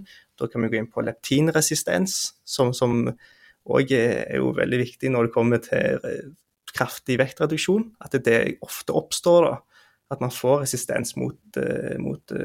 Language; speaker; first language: Norwegian; native; Norwegian